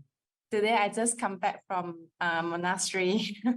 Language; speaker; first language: English; non-native, learner; Thai